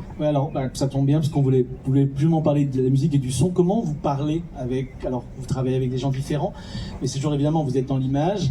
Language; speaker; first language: French; native; French